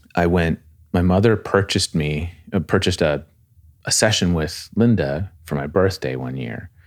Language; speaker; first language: English; native; English